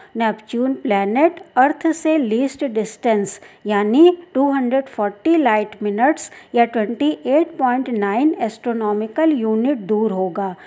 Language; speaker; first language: Hindi; native; Hindi